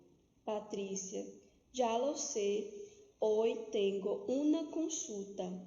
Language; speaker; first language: Spanish; non-native, fluent; Portuguese